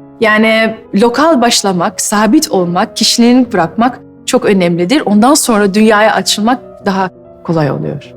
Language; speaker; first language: Turkish; early bilingual, heritage; Turkish